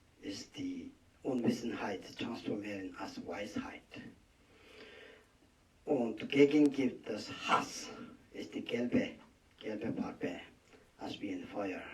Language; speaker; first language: German; non-native, learner; Tibetan